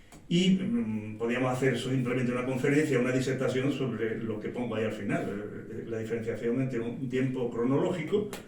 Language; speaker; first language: Spanish; native; Spanish